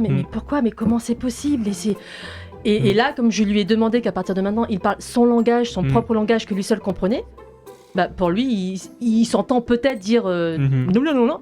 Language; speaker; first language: French; native; French